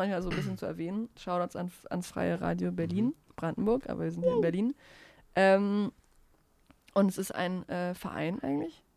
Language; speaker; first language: German; native; German